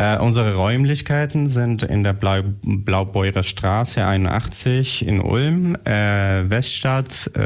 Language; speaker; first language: German; non-native, fluent; Arabic